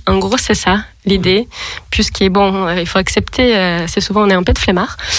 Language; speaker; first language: French; non-native, fluent; Portuguese